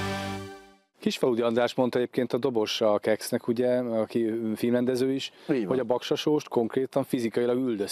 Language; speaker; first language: Hungarian; native; Hungarian